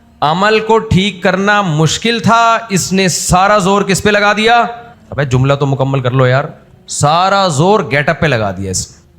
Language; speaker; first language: Urdu; native; Urdu